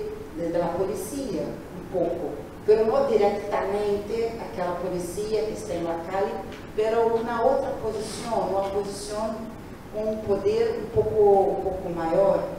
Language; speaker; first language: Spanish; non-native, learner; Portuguese